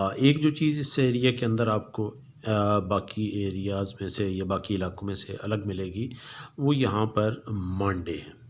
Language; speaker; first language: Urdu; non-native, local second language; Punjabi